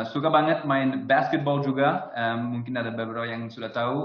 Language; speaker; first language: Indonesian; non-native, fluent; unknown